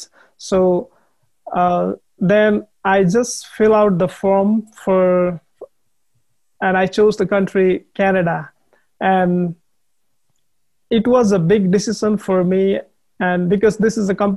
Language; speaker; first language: English; non-native, learner; Nepali